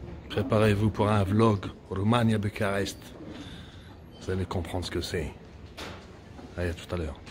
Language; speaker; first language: French; non-native, local second language; Arabic